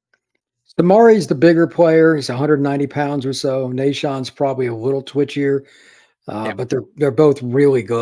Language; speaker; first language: English; native; English